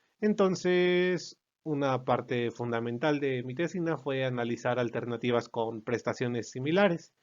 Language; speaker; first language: Spanish; native; Spanish